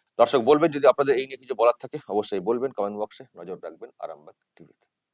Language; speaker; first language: Bangla; native; Bangla